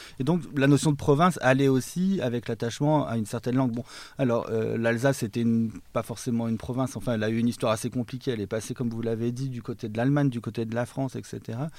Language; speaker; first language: French; native; French